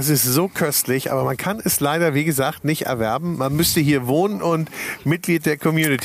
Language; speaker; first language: German; native; German